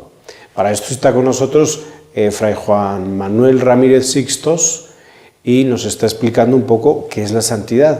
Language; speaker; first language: Spanish; native; Spanish